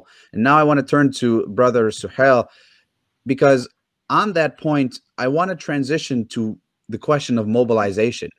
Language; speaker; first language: English; native; English